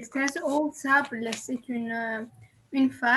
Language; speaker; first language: French; non-native, learner; Arabic